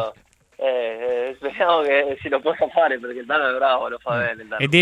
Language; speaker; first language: Italian; non-native, learner; Spanish